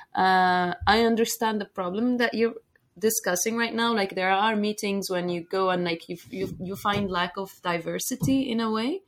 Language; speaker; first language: English; non-native, fluent; Arabic